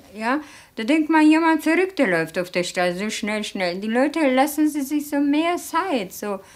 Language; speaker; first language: German; non-native, fluent; Turkish